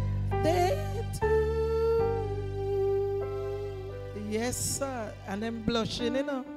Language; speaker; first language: English; non-native, local second language; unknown